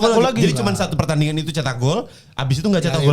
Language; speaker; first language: Indonesian; native; Indonesian